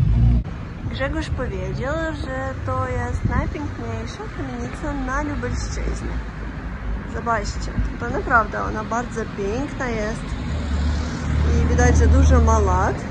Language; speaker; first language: Polish; non-native, learner; Ukrainian